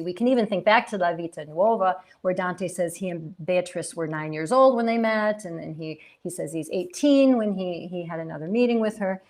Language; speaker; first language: English; native; English